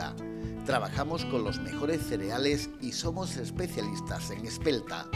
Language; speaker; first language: Spanish; native; Spanish